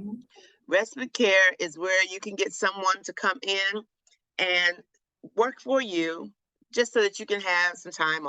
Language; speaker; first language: English; native; English